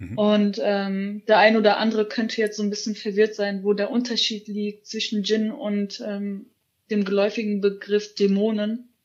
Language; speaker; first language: German; early bilingual, other home language; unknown